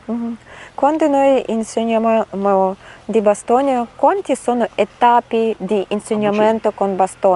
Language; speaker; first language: Italian; non-native, learner; Russian